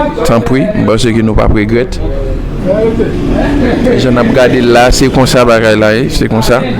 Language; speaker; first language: French; non-native, learner; Haitian Creole